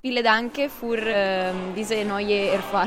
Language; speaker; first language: German; non-native, learner; Italian